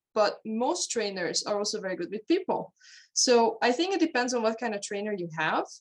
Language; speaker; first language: English; non-native, fluent; Hungarian